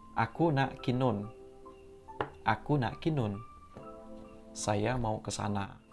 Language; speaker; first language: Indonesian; non-native, local second language; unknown